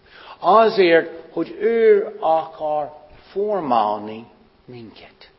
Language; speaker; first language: Hungarian; non-native, fluent; English